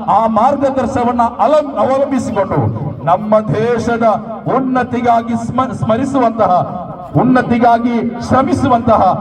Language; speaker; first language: Kannada; non-native, local second language; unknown